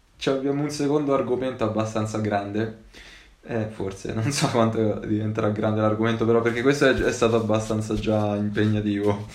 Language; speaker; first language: Italian; native; Italian